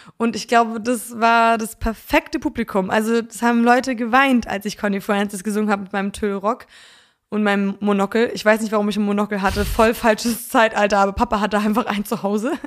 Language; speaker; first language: German; early bilingual, other home language; Polish